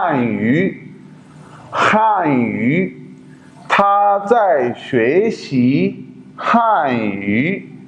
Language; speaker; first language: Chinese; non-native, fluent; Urdu